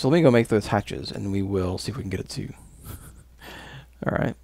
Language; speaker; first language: English; native; English